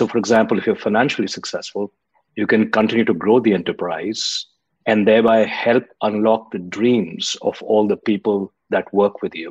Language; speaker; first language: English; non-native, local second language; Hindi